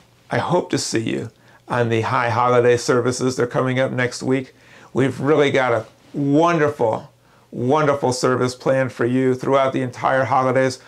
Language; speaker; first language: English; native; English